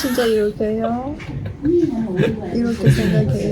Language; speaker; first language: Korean; non-native, learner; Persian